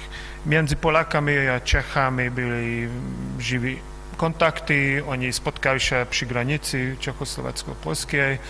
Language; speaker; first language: Polish; non-native, fluent; Hungarian